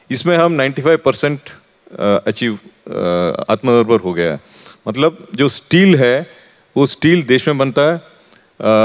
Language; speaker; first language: Hindi; native; Hindi